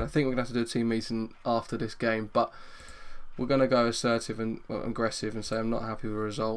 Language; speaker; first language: English; native; English